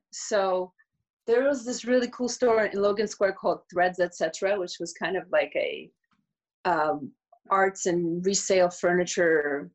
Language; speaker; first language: English; early bilingual, other home language; Georgian